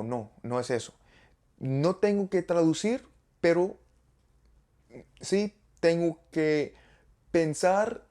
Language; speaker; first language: Spanish; non-native, learner; English